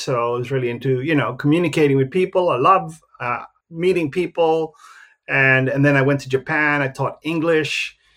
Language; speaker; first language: English; native; English